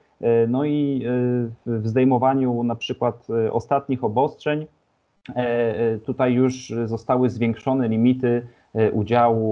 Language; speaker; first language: Polish; native; Polish